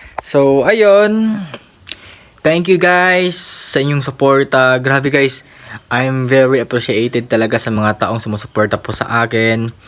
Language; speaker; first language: Filipino; non-native, local second language; Cebuano